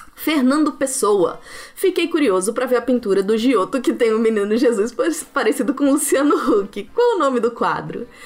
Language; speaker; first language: Portuguese; native; Portuguese